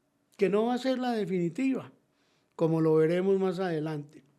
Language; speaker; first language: Spanish; native; Spanish